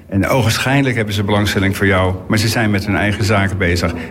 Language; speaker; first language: Dutch; native; Dutch